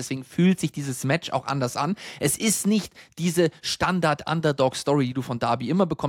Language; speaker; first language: German; native; German